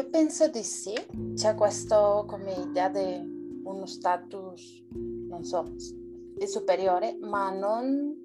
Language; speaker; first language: Italian; non-native, learner; Spanish